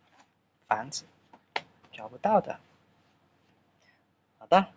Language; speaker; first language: Chinese; non-native, fluent; Khmer